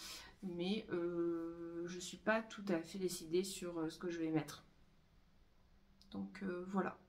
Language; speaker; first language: French; native; French